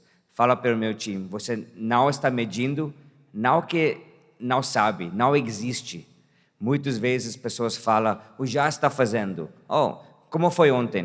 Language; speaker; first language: Portuguese; non-native, fluent; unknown